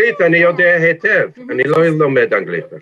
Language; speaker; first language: Hebrew; non-native, fluent; English